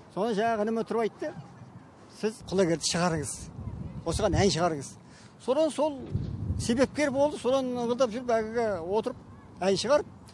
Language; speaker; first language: Kazakh; native; Kazakh